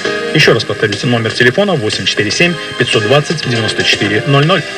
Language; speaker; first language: Russian; native; Russian